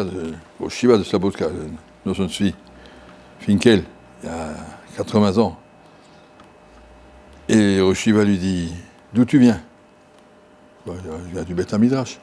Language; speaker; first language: French; native; French